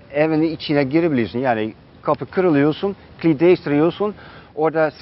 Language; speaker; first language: Turkish; non-native, fluent; Dutch